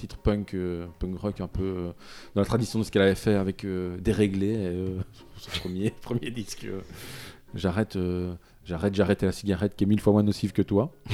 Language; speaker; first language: French; native; French